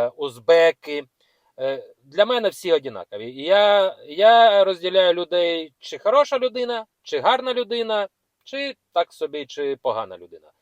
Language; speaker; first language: Ukrainian; non-native, local second language; Russian